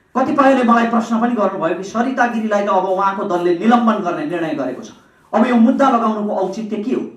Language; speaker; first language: Nepali; native; Nepali